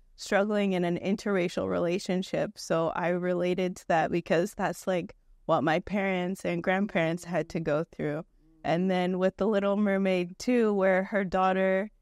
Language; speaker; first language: English; native; English